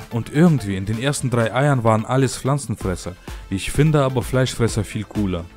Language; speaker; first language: German; native; German